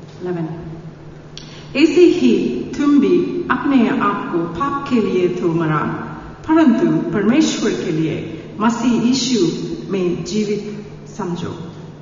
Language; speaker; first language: English; non-native, local second language; Telugu